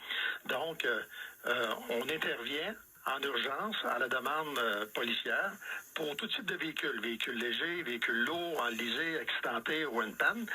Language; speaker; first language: French; native; French